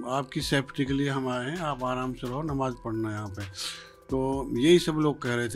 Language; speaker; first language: Hindi; native; Hindi